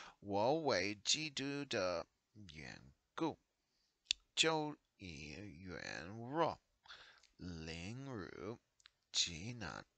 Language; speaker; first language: Chinese; non-native, learner; English